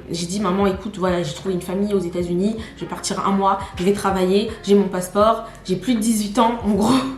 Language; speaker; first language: French; native; French